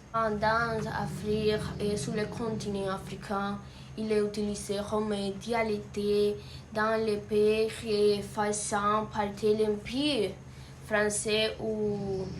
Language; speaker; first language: French; non-native, learner; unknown